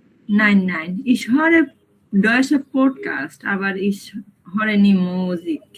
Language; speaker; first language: German; non-native, learner; Bangla